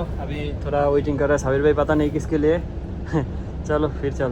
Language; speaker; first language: Hindi; non-native, learner; Bangla